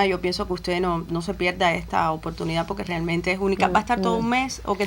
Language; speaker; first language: Spanish; native; Spanish